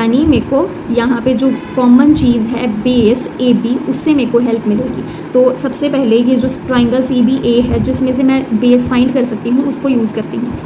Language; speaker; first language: Hindi; native; Hindi